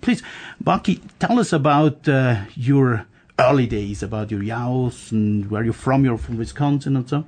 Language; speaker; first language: English; non-native, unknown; German